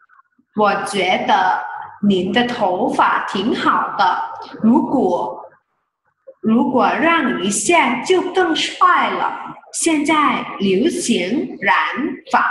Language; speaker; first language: Chinese; non-native, fluent; Thai